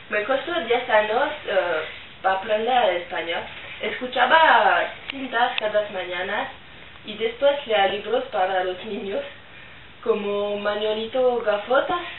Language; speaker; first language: Spanish; non-native, learner; French